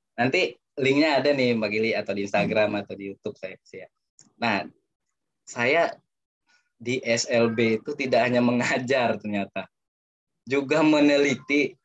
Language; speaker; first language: Indonesian; non-native, local second language; Minangkabau